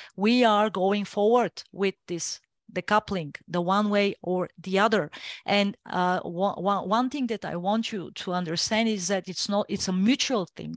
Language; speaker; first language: English; non-native, fluent; Bulgarian